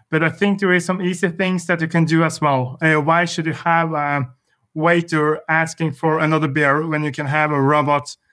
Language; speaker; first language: English; non-native, fluent; Norwegian